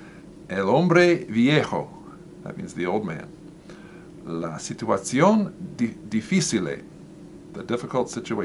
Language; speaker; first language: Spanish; non-native, learner; English